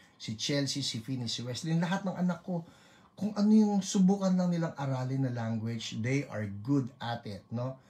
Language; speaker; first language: Filipino; native; Filipino